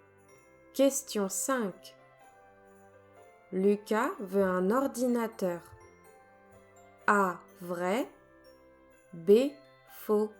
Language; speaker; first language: French; native; French